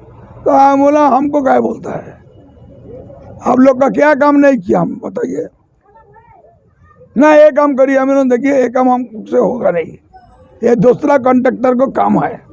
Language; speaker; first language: Hindi; non-native, local second language; Bangla